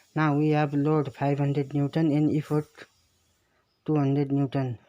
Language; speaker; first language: English; non-native, local second language; Nepali